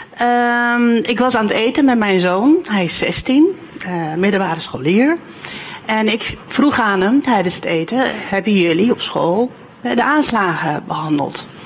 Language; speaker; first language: Dutch; early bilingual, other home language; Turkish